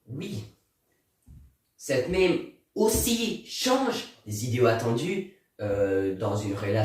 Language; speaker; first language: French; non-native, learner; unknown